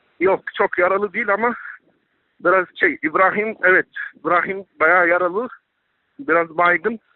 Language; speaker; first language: Turkish; non-native, learner; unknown